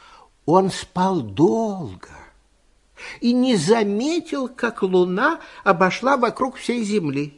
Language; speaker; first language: Russian; native; Russian